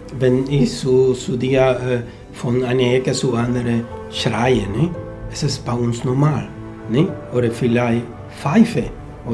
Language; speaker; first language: German; non-native, fluent; Spanish